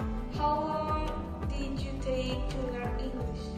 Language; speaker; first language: English; non-native, learner; Spanish